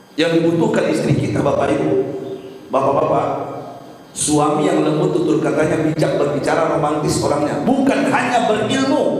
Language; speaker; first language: Indonesian; native; Indonesian